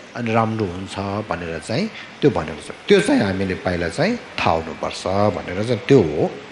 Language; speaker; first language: Nepali; non-native, fluent; Tibetan